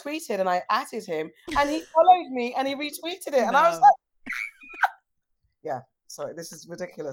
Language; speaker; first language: English; native; English